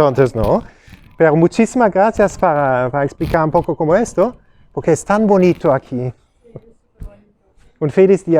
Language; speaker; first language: Spanish; non-native, learner; German